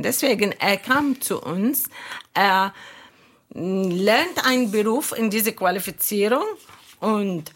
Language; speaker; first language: German; non-native, fluent; Arabic